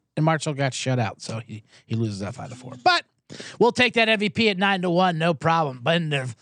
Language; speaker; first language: English; native; English